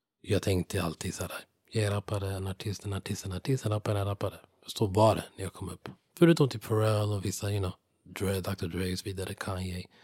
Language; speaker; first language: Swedish; non-native, fluent; English